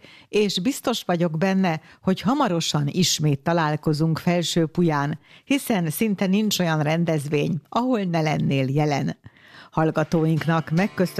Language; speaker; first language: Hungarian; native; Hungarian